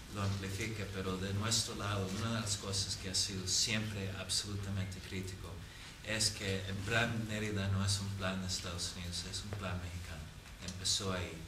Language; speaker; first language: Spanish; non-native, fluent; English